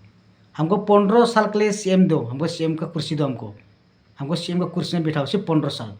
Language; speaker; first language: Hindi; non-native, local second language; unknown